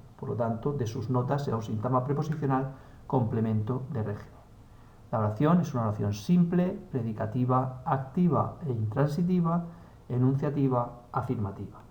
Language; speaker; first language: Spanish; native; Spanish